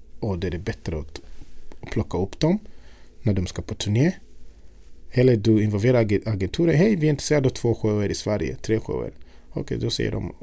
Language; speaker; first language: Swedish; non-native, fluent; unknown